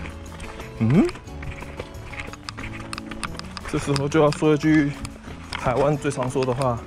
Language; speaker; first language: Chinese; native; Chinese